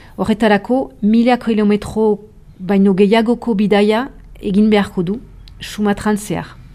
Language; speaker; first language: Basque; native; Basque